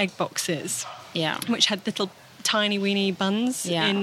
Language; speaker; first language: English; native; English